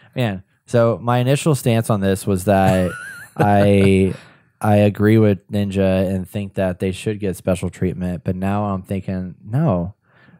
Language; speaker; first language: English; native; English